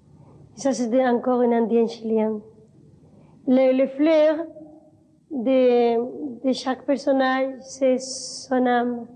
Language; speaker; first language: French; non-native, learner; Spanish